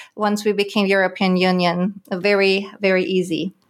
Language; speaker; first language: English; non-native, fluent; German